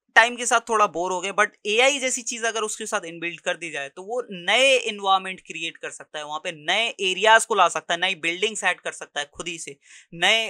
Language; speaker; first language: Hindi; native; Hindi